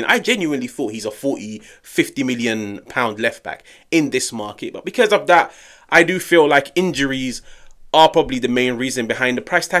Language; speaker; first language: English; native; English